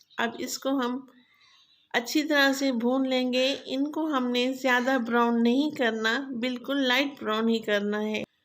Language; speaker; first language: Urdu; non-native, local second language; Saraiki